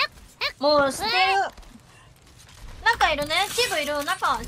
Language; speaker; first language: Japanese; non-native, fluent; Thai